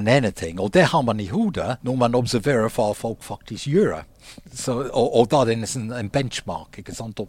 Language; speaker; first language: Norwegian; non-native, fluent; English